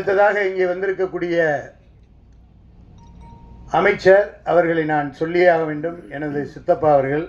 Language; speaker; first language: Tamil; native; Tamil